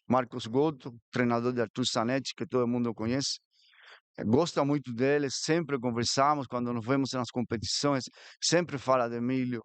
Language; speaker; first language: Portuguese; non-native, fluent; Spanish